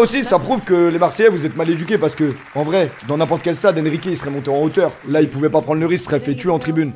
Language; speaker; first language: French; native; French